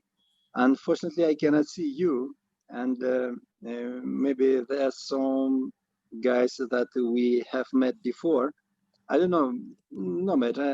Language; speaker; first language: English; non-native, fluent; Russian